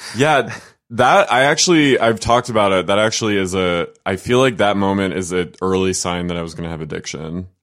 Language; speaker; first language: English; native; English